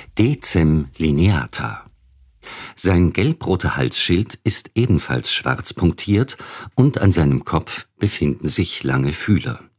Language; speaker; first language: German; native; German